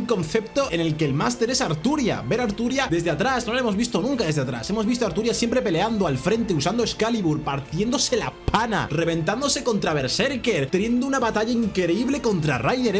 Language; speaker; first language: Spanish; native; Spanish